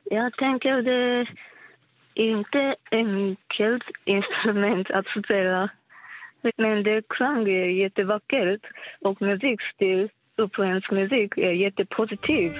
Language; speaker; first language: Swedish; non-native, learner; Japanese